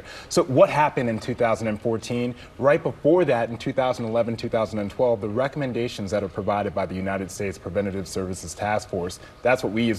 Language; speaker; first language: English; native; English